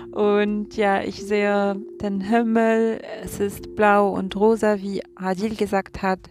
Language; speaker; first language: German; non-native, learner; Arabic